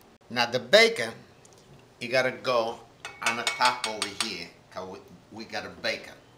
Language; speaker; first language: English; non-native, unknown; Italian